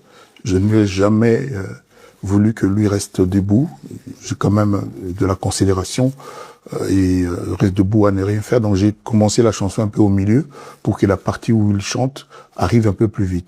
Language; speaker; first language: French; non-native, local second language; Lingala